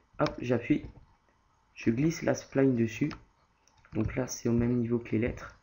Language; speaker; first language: French; native; French